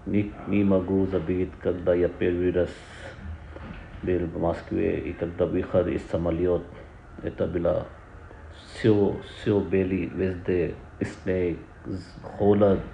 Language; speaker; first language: Russian; non-native, learner; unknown